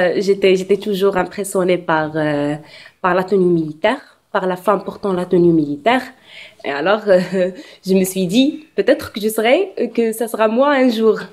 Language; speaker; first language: French; non-native, local second language; Arabic